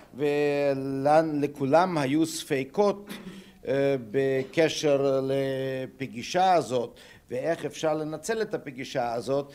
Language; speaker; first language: Hebrew; non-native, fluent; German